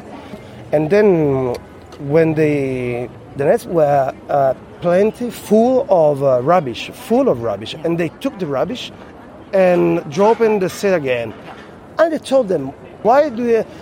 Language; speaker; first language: English; non-native, fluent; Italian